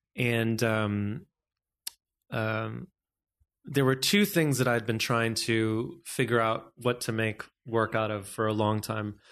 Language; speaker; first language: English; native; English